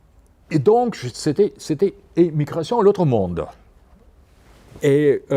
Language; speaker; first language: French; non-native, fluent; Russian